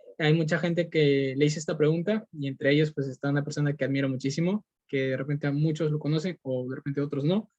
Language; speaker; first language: Spanish; native; Spanish